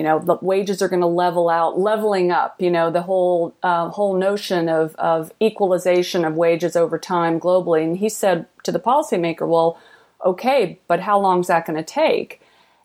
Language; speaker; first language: English; native; English